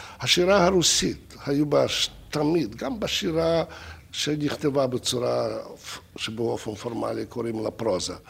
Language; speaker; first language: Hebrew; non-native, fluent; Russian